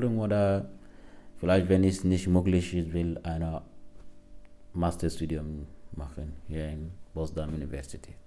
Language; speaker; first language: German; non-native, learner; Arabic